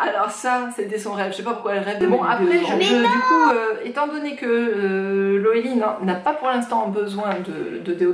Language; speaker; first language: French; native; French